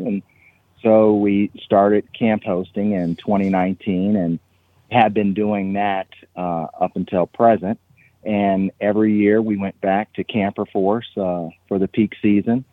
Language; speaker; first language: English; native; English